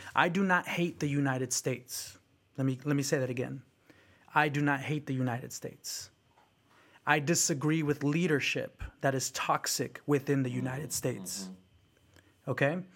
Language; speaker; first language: English; early bilingual, other home language; Spanish